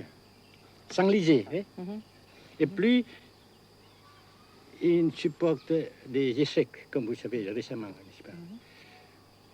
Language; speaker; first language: French; non-native, fluent; Vietnamese